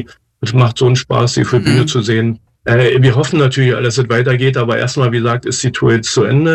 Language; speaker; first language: German; native; German